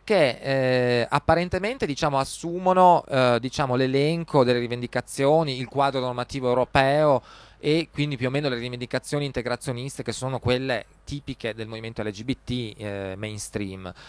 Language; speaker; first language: Italian; native; Italian